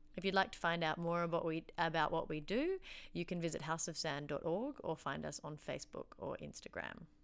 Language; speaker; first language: English; native; English